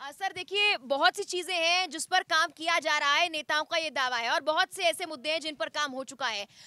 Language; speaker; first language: Hindi; native; Hindi